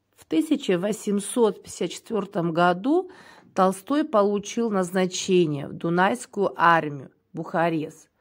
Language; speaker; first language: Russian; non-native, local second language; Kyrgyz